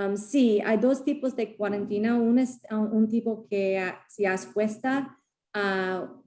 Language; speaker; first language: Spanish; non-native, learner; English